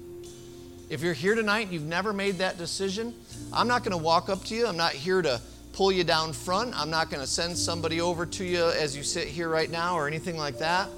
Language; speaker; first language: English; native; English